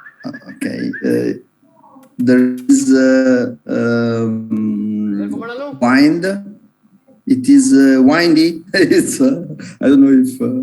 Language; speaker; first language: English; non-native, learner; Italian